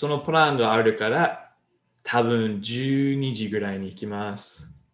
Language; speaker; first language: Japanese; non-native, learner; English